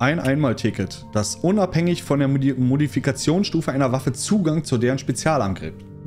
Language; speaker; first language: German; native; German